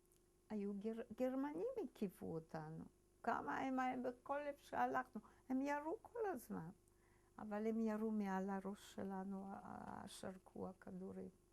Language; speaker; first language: Hebrew; early bilingual, other home language; Polish